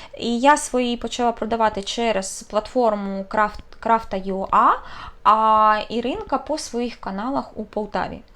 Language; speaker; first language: Ukrainian; non-native, local second language; Russian